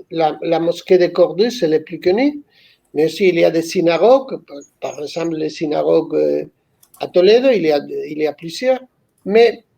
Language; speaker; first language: French; non-native, fluent; Spanish